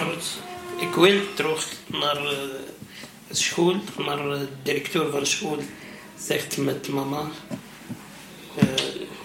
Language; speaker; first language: Dutch; non-native, learner; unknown